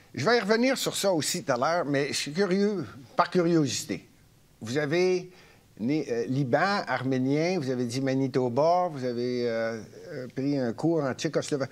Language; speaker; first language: French; native; French